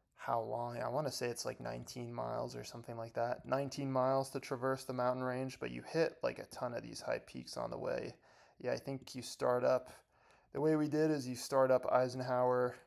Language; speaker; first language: English; native; English